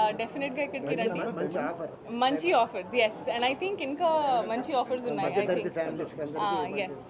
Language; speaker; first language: Telugu; non-native, learner; Hindi